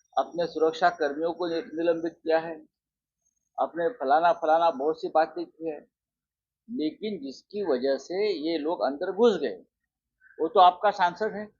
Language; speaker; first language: Hindi; non-native, local second language; Marathi